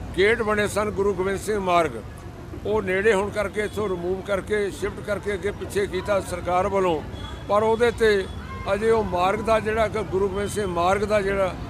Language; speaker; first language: Punjabi; native; Punjabi